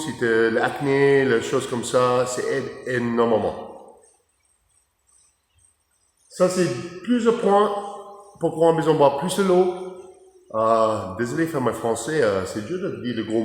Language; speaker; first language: French; non-native, learner; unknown